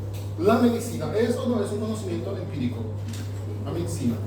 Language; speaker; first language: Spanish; non-native, fluent; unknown